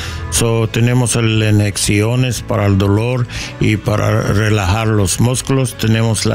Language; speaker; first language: Spanish; non-native, learner; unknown